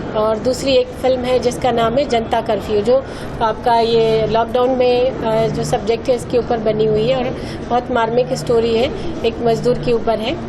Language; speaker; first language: Hindi; non-native, local second language; Bhojpuri